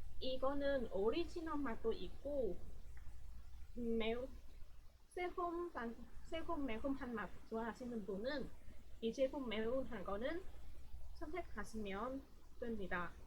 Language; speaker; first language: Korean; non-native, learner; Vietnamese